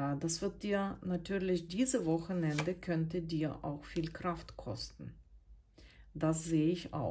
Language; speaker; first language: German; non-native, fluent; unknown